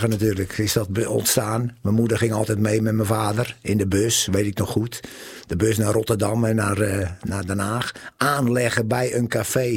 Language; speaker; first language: Dutch; native; Dutch